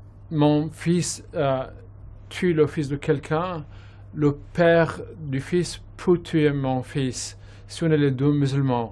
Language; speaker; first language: French; non-native, fluent; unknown